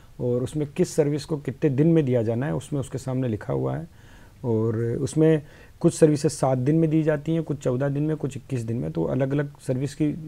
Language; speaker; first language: Hindi; native; Hindi